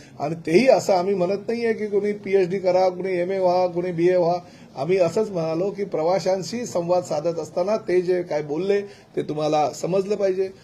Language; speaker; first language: Marathi; native; Marathi